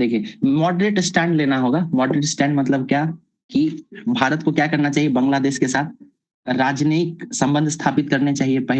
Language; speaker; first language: Hindi; native; Hindi